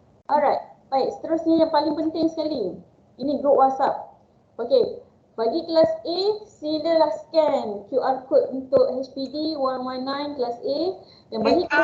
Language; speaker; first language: Malay; native; Malay